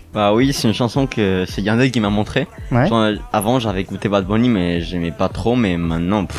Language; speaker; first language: French; early bilingual, other home language; Spanish